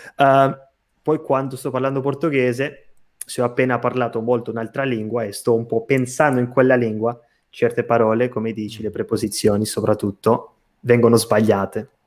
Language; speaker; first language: Italian; non-native, fluent; Portuguese